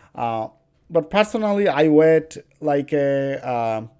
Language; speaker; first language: English; non-native, local second language; Bangla